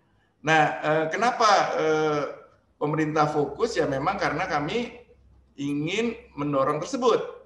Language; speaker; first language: Indonesian; native; Indonesian